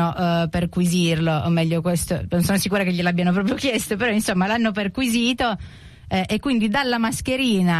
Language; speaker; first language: Italian; native; Italian